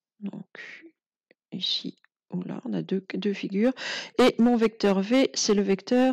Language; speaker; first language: French; native; French